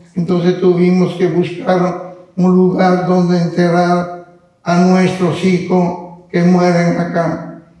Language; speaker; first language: Spanish; non-native, fluent; Italian